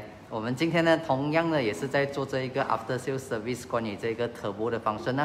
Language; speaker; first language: Chinese; native; Chinese